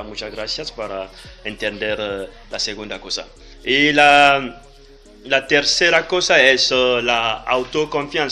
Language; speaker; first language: Spanish; non-native, learner; French